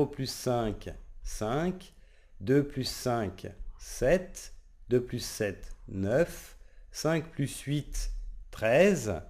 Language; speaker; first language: French; native; French